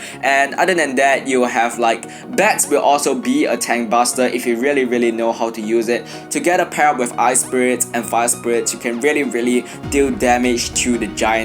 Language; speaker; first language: English; non-native, fluent; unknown